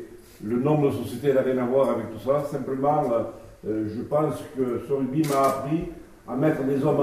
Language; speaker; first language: French; native; French